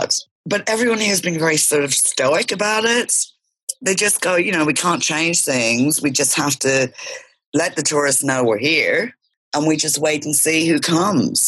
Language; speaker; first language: English; native; English